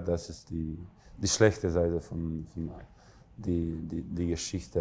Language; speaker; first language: German; non-native, fluent; Croatian